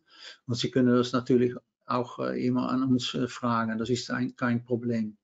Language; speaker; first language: German; non-native, fluent; Dutch